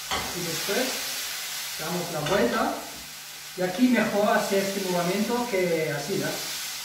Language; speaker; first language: Spanish; non-native, fluent; German